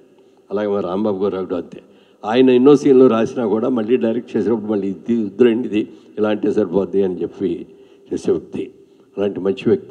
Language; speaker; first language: Telugu; native; Telugu